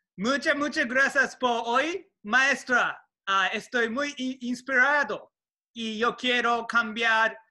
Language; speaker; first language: Spanish; non-native, learner; Japanese